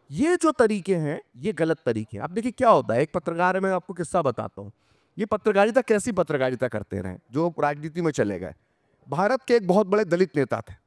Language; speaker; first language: Hindi; native; Hindi